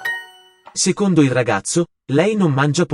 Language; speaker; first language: Italian; non-native, learner; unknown